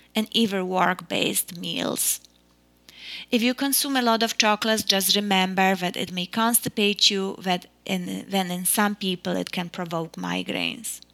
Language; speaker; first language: English; non-native, fluent; Polish